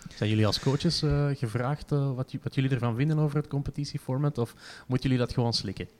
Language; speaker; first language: Dutch; native; Dutch